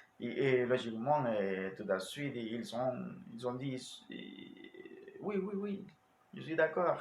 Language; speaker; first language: French; non-native, learner; Spanish